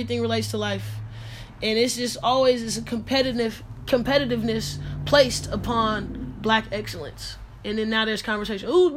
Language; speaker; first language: English; native; English